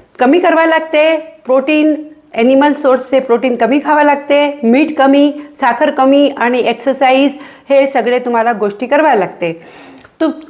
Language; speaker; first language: Marathi; non-native, local second language; Hindi